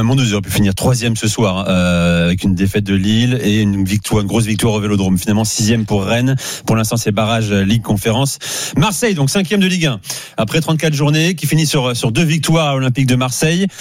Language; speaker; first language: French; native; French